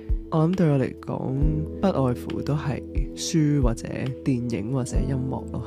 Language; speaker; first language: Cantonese; native; Cantonese